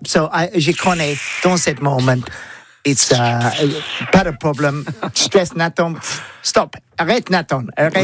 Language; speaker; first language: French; non-native, learner; English